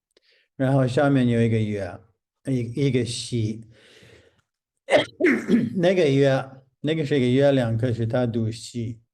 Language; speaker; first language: Chinese; non-native, fluent; English